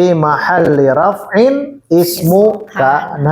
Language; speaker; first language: Arabic; non-native, fluent; Indonesian